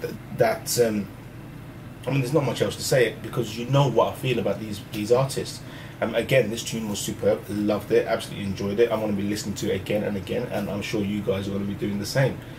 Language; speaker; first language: English; early bilingual, other home language; Hindi